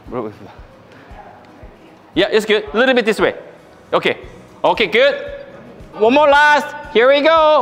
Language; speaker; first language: English; non-native, learner; Korean